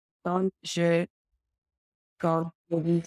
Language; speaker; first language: French; non-native, learner; English